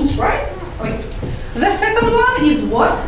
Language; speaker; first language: English; non-native, fluent; Azerbaijani